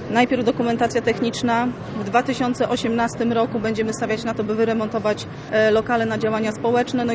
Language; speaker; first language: Polish; native; Polish